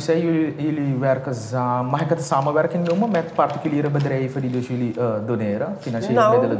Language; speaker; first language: Dutch; native; Dutch